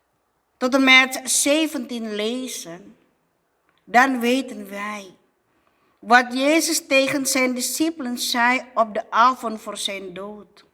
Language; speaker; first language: Dutch; non-native, fluent; Indonesian